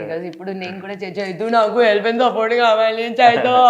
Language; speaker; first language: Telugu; non-native, local second language; Hindi